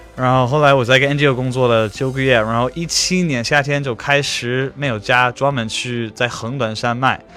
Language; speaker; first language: Chinese; non-native, fluent; English